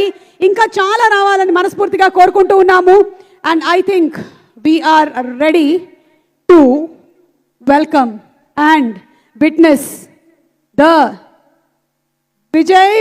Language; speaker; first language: Telugu; native; Telugu